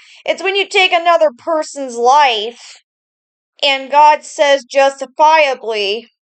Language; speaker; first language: English; native; English